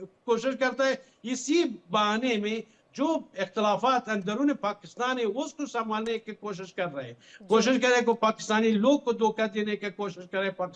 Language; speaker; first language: Hindi; non-native, fluent; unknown